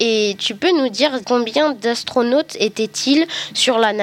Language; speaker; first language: French; native; French